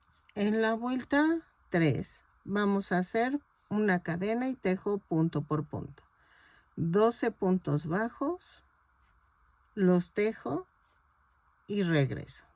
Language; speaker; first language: Spanish; native; Spanish